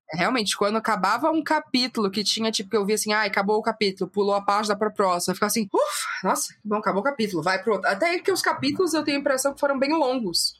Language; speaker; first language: Portuguese; native; Portuguese